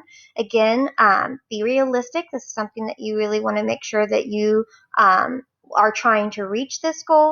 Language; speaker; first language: English; native; English